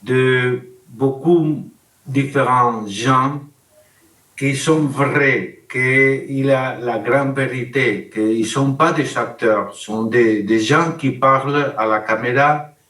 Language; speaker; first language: French; non-native, learner; Spanish